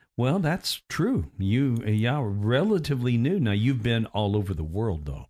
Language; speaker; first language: English; native; English